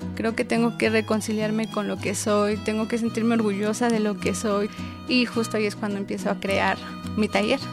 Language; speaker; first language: Spanish; non-native, local second language; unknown